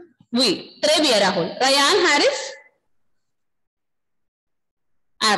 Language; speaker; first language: French; non-native, fluent; Malayalam